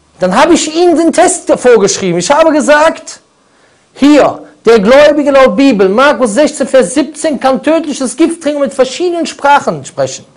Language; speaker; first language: German; native; German